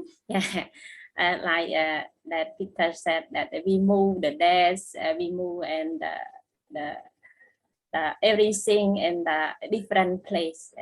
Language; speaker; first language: English; non-native, learner; Khmer